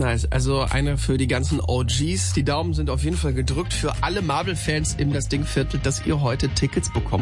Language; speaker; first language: German; native; German